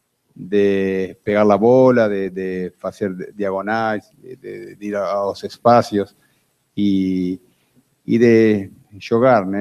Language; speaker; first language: Spanish; non-native, fluent; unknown